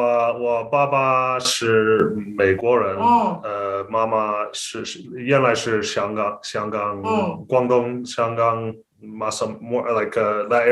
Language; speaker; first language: Chinese; non-native, learner; English